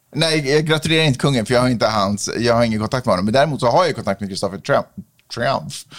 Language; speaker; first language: Swedish; native; Swedish